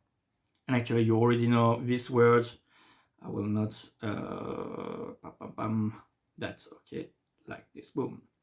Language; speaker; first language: English; non-native, fluent; French